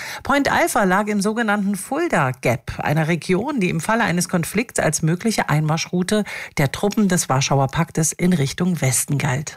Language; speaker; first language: German; native; German